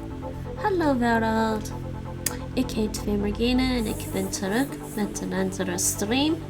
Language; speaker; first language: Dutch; non-native, learner; English